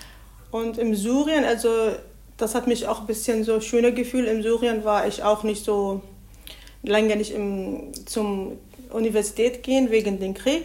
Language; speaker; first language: German; non-native, learner; Arabic